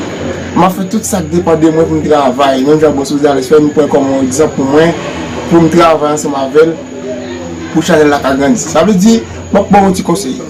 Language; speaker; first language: French; non-native, learner; Haitian Creole